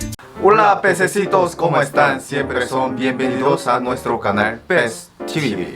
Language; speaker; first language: Spanish; non-native, fluent; Korean